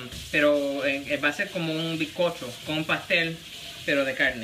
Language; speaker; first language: Spanish; early bilingual, other home language; English